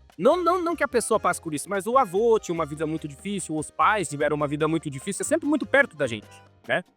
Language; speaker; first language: Portuguese; native; Portuguese